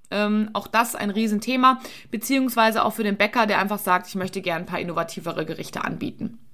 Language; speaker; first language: German; native; German